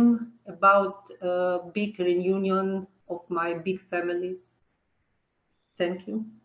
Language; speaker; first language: English; non-native, learner; Ukrainian